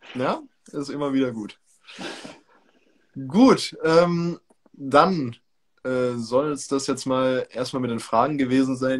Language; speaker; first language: German; native; German